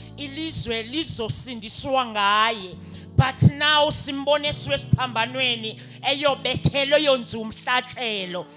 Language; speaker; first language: Zulu; non-native, local second language; Xhosa